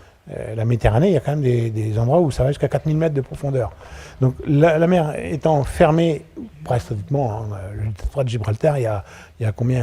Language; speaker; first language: French; native; French